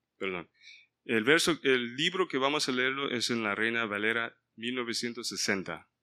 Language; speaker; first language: Spanish; early bilingual, heritage; Spanish